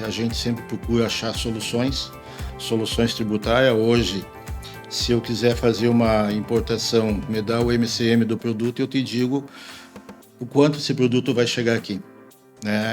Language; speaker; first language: Portuguese; native; Portuguese